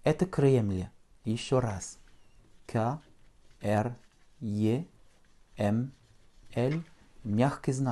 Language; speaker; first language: Russian; non-native, fluent; French